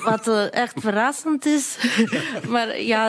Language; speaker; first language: Dutch; non-native, fluent; Russian